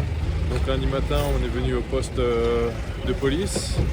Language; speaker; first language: French; native; French